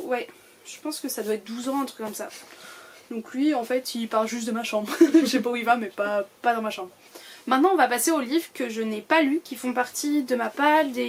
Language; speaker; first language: French; native; French